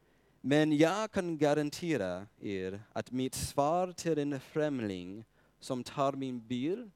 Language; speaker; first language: Swedish; non-native, fluent; English